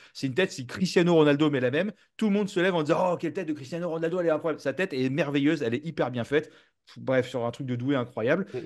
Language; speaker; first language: French; native; French